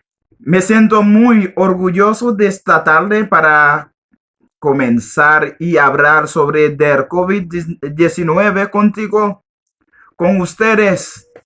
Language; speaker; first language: Spanish; non-native, learner; Haitian Creole